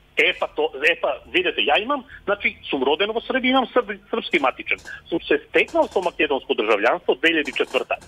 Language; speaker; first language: Macedonian; early bilingual, heritage; Macedonian